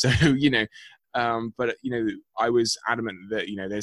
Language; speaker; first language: English; native; English